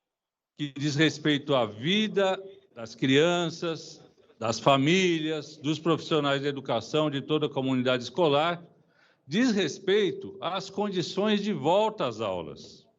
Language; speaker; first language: Portuguese; native; Portuguese